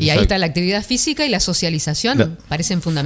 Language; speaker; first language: Spanish; native; Spanish